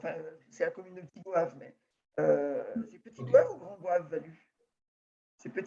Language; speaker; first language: French; native; French